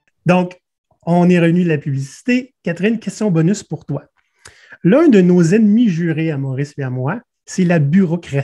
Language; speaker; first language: French; native; French